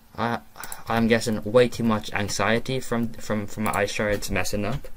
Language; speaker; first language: English; native; English